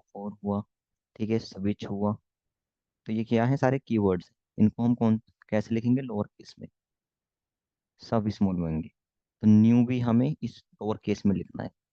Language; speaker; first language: Hindi; native; Hindi